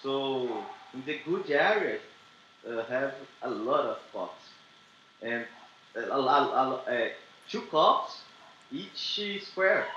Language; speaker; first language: English; non-native, learner; Portuguese